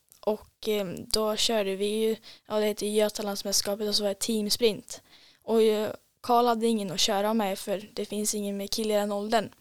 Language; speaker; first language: Swedish; native; Swedish